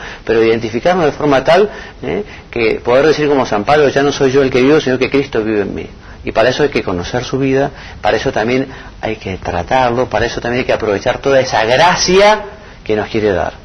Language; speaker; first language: Spanish; native; Spanish